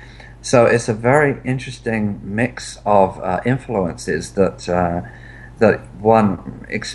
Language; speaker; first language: English; native; English